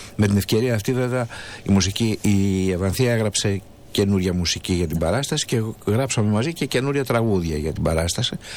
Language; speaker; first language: Greek; native; Greek